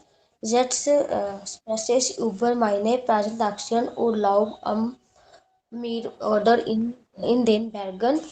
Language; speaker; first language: German; non-native, learner; Hindi